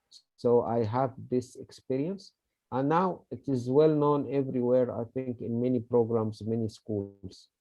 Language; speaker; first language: English; non-native, learner; Italian